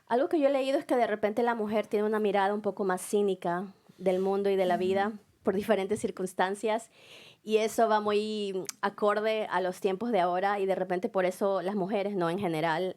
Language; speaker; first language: Spanish; native; Spanish